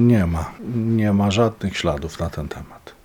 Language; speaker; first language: Polish; native; Polish